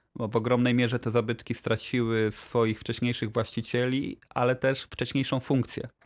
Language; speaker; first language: Polish; native; Polish